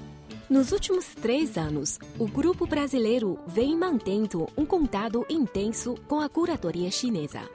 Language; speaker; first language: Portuguese; non-native, fluent; Chinese